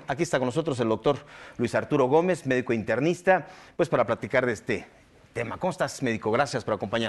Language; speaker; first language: Spanish; native; Spanish